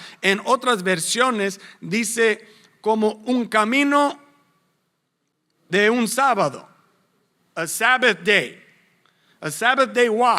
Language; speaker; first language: Spanish; non-native, fluent; English